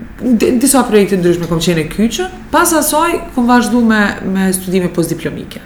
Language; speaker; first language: Albanian; native; Albanian